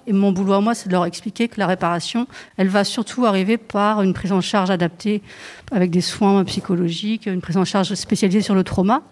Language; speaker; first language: French; native; French